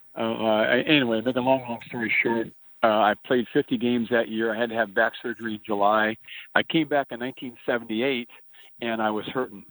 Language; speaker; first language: English; native; English